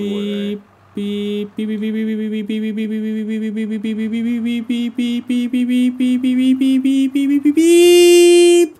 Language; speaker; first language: German; native; German